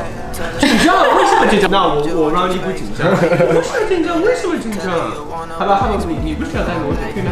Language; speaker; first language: Chinese; non-native, fluent; English